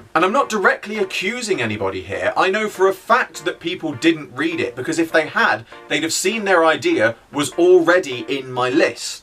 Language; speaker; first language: English; native; English